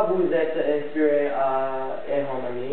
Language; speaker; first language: French; non-native, learner; English